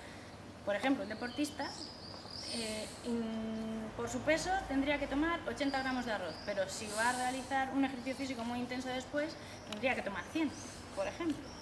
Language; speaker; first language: Spanish; native; Spanish